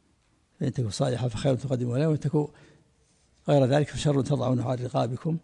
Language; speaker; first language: Arabic; native; Arabic